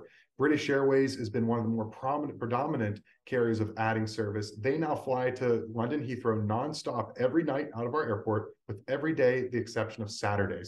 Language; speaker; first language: English; native; English